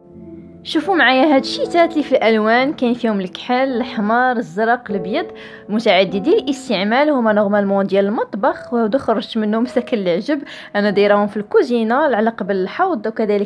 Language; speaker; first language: Arabic; native; Arabic